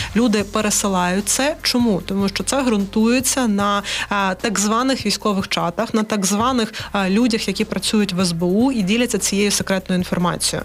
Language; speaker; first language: Ukrainian; native; Ukrainian